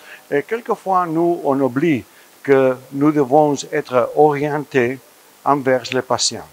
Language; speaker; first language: French; non-native, fluent; Spanish